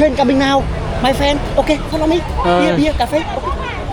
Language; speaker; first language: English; non-native, learner; Vietnamese